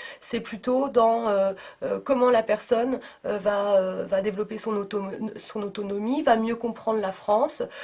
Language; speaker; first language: French; native; French